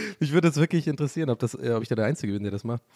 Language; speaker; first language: German; native; German